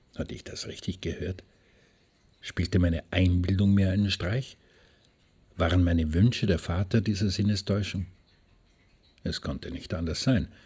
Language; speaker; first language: German; native; German